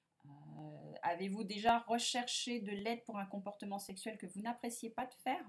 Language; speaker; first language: French; native; French